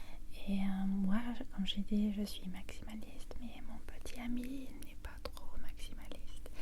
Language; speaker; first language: French; non-native, fluent; English